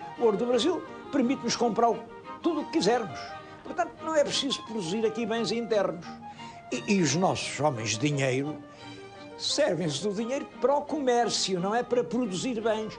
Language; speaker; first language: Portuguese; native; Portuguese